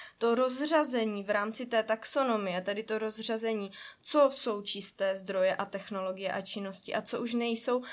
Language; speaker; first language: Czech; native; Czech